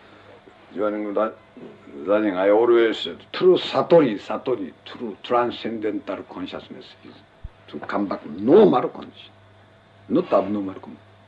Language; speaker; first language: English; non-native, learner; Japanese